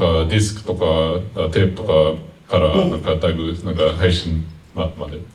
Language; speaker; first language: Japanese; non-native, fluent; English